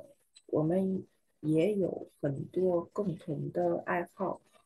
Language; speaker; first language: Chinese; non-native, learner; Vietnamese